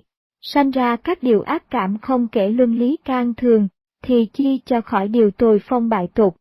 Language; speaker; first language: Vietnamese; native; Vietnamese